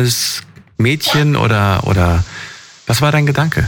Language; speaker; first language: German; native; German